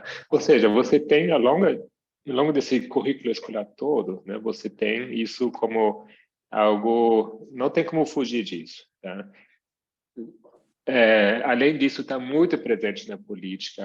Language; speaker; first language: Portuguese; early bilingual, heritage; Portuguese